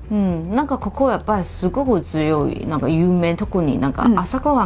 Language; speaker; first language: Japanese; non-native, fluent; Chinese